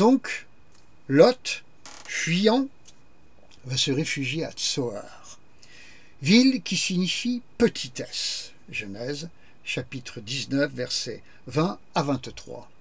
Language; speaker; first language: French; native; French